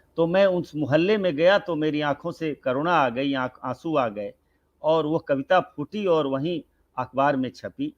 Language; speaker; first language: Hindi; non-native, local second language; Bhojpuri